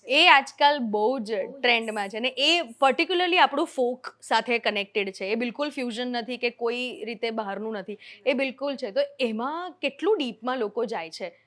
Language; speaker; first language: Gujarati; native; Gujarati